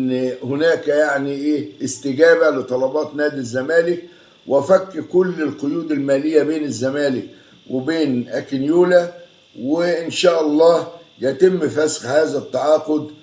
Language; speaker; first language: Arabic; native; Arabic